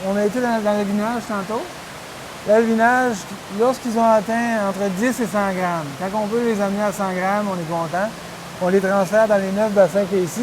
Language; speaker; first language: French; native; French